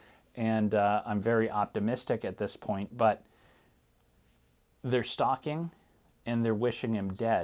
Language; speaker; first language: English; native; English